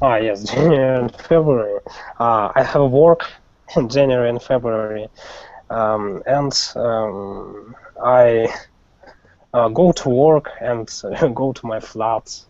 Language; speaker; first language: English; non-native, learner; Russian